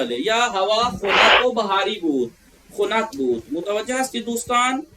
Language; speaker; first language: Persian; non-native, fluent; Urdu